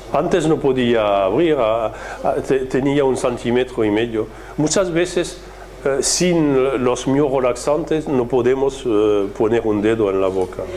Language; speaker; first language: Spanish; non-native, fluent; French